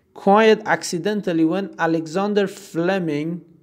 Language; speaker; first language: English; non-native, fluent; Persian